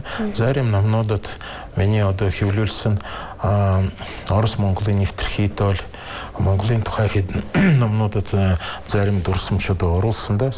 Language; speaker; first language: Mongolian; non-native, fluent; Russian